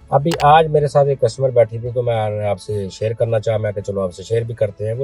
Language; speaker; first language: Urdu; non-native, local second language; Punjabi